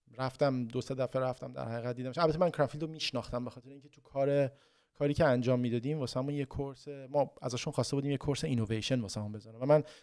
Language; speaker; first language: Persian; native; Persian